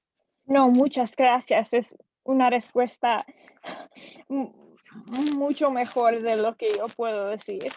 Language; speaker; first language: Spanish; non-native, learner; English